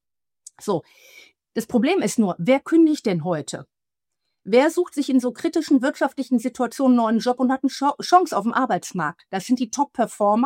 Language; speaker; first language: German; native; German